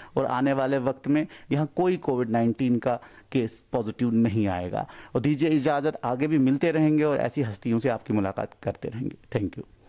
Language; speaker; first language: Hindi; non-native, local second language; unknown